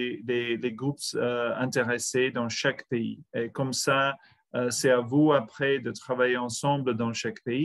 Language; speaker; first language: French; non-native, fluent; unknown